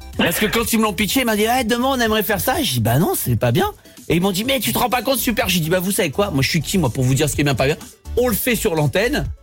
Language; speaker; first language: French; native; French